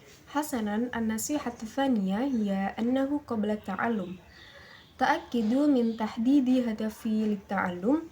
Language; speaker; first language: Arabic; non-native, learner; Indonesian